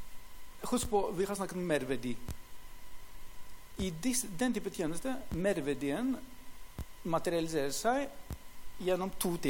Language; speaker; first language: Norwegian; non-native, fluent; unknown